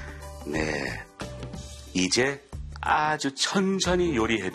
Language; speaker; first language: Korean; non-native, learner; English